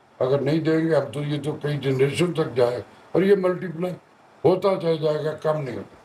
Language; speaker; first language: Urdu; non-native, local second language; Punjabi